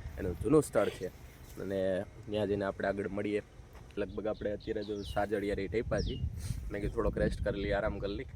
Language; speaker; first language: Gujarati; native; Gujarati